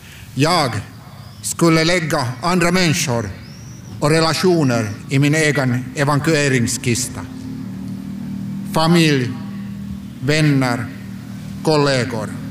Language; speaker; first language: Swedish; non-native, local second language; Finnish